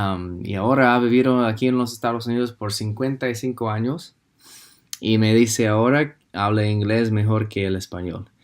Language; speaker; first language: Spanish; non-native, fluent; English